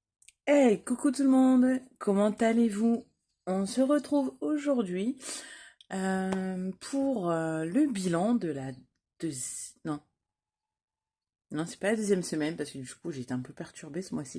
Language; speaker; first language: French; native; French